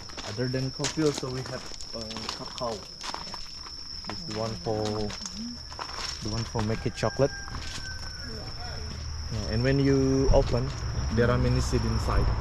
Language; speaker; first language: English; non-native, local second language; Indonesian